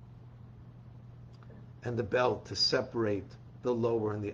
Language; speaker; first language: English; native; English